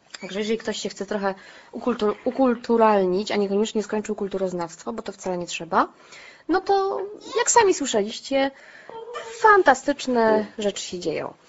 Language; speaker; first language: Polish; native; Polish